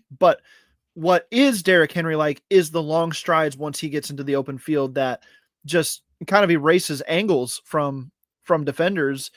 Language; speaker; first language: English; native; English